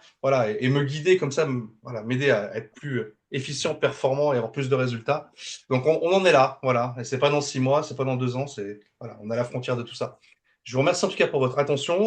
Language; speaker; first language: French; native; French